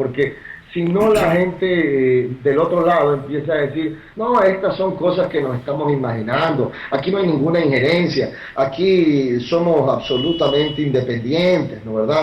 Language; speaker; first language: Spanish; native; Spanish